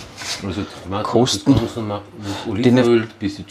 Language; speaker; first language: German; native; German